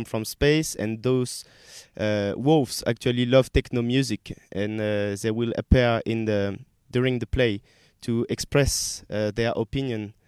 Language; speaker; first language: English; non-native, learner; French